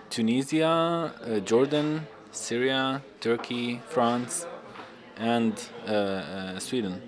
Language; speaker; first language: English; non-native, fluent; Arabic